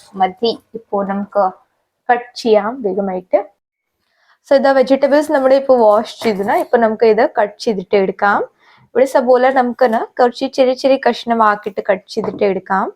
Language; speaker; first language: Malayalam; non-native, local second language; Hindi